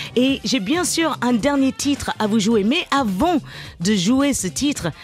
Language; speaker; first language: French; native; French